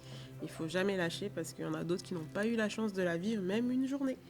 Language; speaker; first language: French; native; French